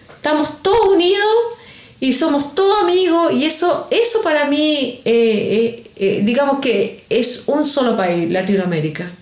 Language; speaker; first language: Spanish; native; Spanish